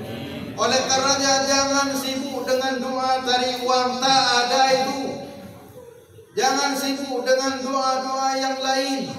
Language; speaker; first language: Indonesian; non-native, local second language; Achinese